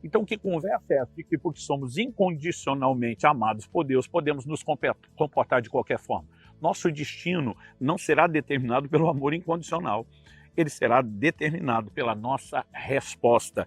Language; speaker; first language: Portuguese; native; Portuguese